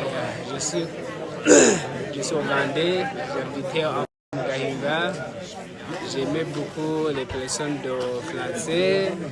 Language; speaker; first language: French; non-native, learner; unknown